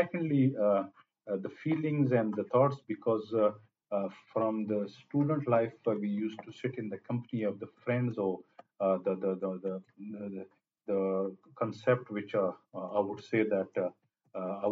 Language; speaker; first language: English; non-native, local second language; Pashto